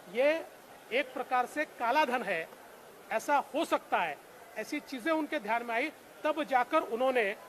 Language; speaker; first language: Hindi; non-native, local second language; Marathi